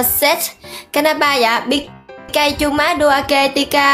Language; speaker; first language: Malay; non-native, learner; Vietnamese